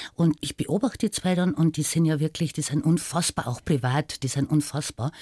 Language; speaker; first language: German; native; German